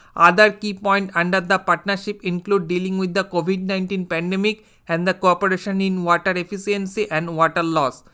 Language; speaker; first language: English; non-native, local second language; Bangla